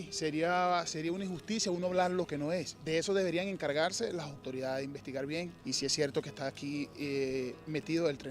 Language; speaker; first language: Spanish; native; Spanish